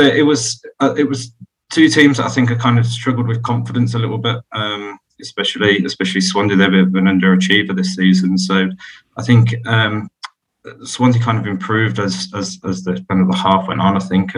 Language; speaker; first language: English; native; English